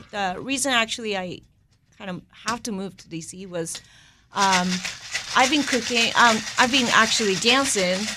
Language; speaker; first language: English; non-native, fluent; Japanese